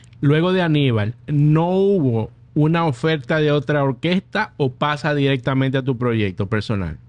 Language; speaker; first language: Spanish; native; Spanish